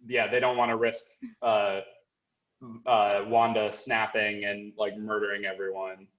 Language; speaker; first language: English; native; English